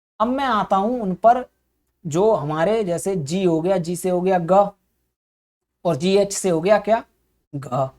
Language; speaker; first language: Hindi; native; Hindi